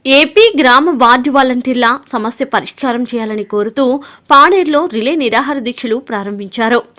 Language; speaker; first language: Telugu; native; Telugu